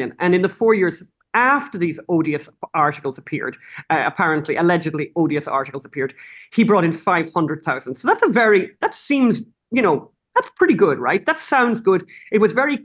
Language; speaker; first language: English; native; English